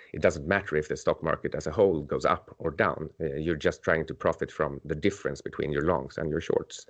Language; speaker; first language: English; non-native, fluent; Swedish